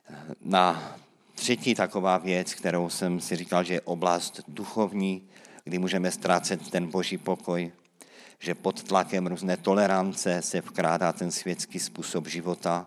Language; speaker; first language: Czech; native; Czech